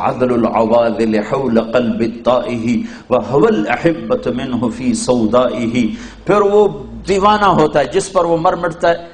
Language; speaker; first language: Urdu; non-native, local second language; Saraiki